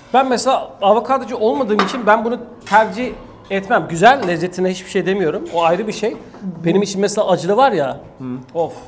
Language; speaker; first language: Turkish; early bilingual, heritage; Turkish